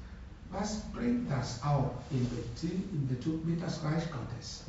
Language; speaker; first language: German; non-native, learner; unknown